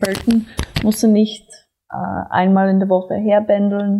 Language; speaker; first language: German; non-native, fluent; English